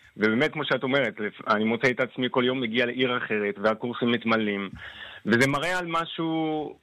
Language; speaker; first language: Hebrew; non-native, fluent; Arabic